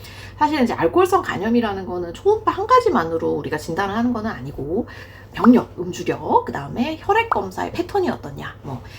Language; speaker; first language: Korean; native; Korean